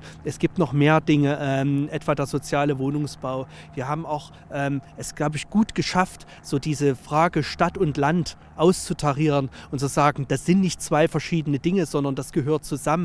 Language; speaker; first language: German; native; German